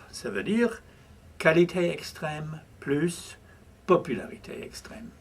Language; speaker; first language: French; non-native, fluent; English